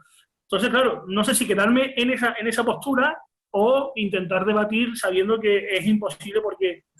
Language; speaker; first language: Spanish; native; Spanish